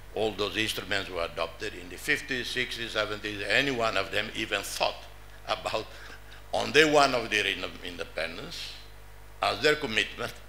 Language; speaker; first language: English; non-native, fluent; Tetum